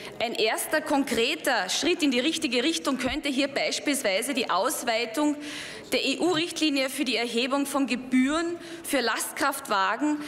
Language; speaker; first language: German; non-native, local second language; Slovenian